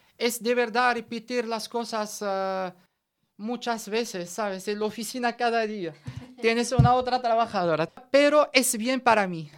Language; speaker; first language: Spanish; non-native, learner; Arabic